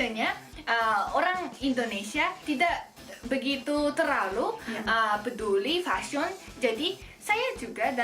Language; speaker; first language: Indonesian; non-native, fluent; Japanese